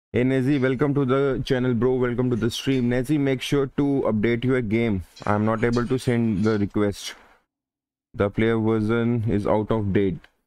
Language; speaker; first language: Hindi; native; Hindi